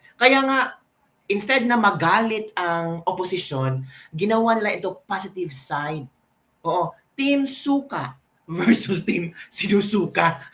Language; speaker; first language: Filipino; native; Filipino